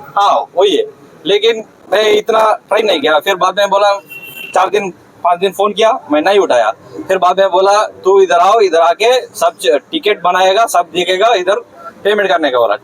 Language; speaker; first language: Hindi; non-native, local second language; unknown